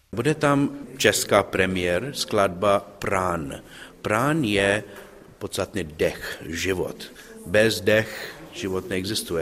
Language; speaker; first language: Czech; non-native, learner; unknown